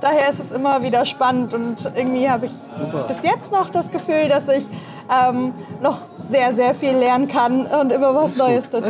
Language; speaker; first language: German; native; German